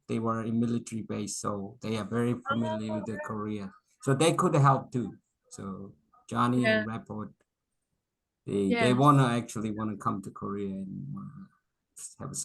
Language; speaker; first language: English; non-native, local second language; Korean